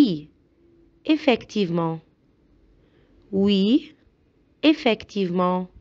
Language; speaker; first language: French; non-native, fluent; Arabic